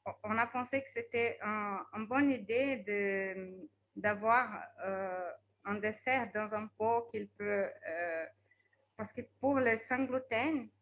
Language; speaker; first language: French; non-native, fluent; Portuguese